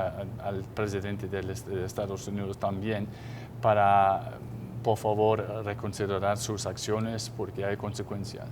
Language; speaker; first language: Spanish; non-native, fluent; English